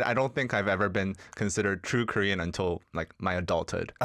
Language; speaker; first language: English; early bilingual, other home language; Korean